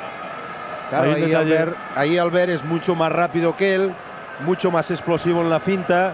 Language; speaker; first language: Spanish; native; Spanish